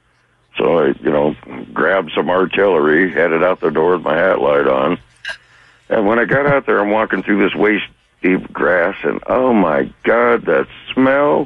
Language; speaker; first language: English; native; English